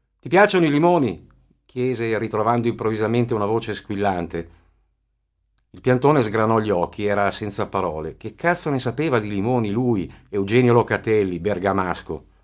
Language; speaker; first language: Italian; native; Italian